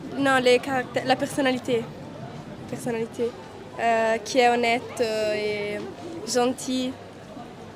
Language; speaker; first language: French; non-native, learner; English